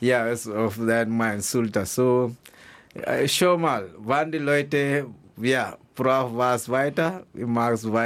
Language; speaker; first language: German; non-native, learner; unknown